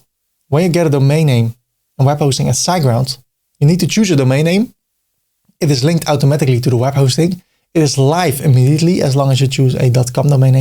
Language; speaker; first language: English; non-native, fluent; Dutch